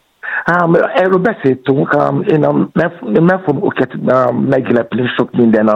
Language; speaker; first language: Hungarian; non-native, fluent; Yoruba